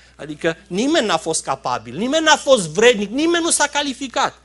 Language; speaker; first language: Romanian; native; Romanian